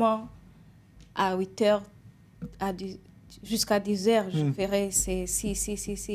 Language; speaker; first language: French; non-native, learner; Kinyarwanda